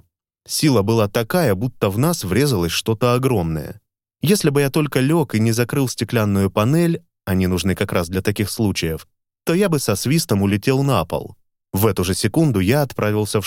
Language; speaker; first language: Russian; native; Russian